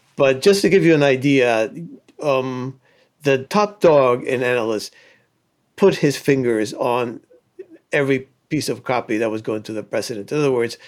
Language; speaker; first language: English; early bilingual, other home language; Spanish